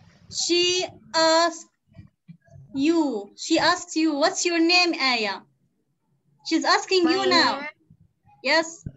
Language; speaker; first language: English; non-native, fluent; Arabic